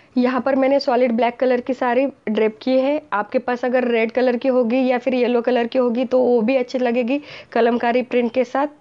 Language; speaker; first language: Hindi; non-native, local second language; Marathi